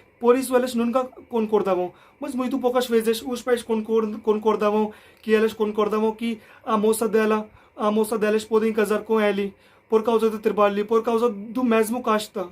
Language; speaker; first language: Portuguese; non-native, learner; Hindi